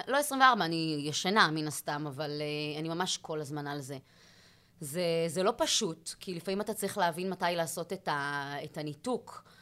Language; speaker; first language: Hebrew; native; Hebrew